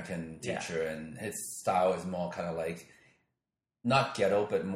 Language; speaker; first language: English; non-native, local second language; Cantonese